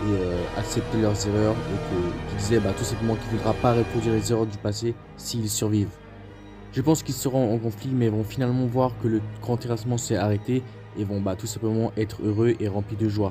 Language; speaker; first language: French; native; French